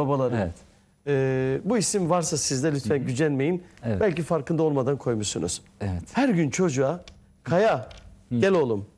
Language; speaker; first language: Turkish; native; Turkish